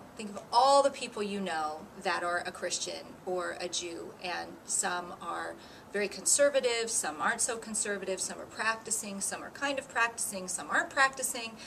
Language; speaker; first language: English; native; English